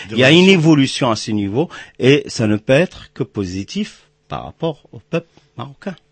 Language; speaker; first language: French; non-native, local second language; Arabic